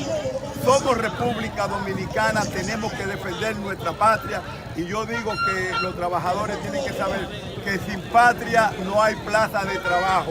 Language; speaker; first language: Spanish; native; Spanish